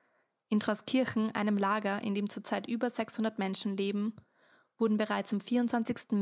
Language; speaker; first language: German; native; German